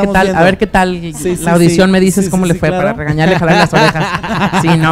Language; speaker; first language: Spanish; native; Spanish